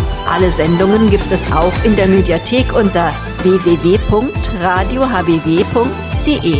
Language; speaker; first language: German; native; German